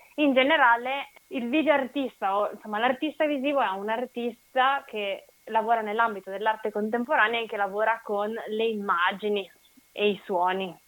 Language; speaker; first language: Italian; native; Italian